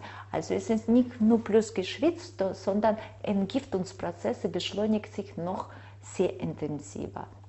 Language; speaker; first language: German; non-native, fluent; Russian